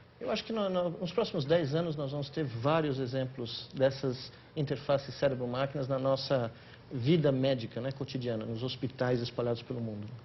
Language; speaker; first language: Portuguese; native; Portuguese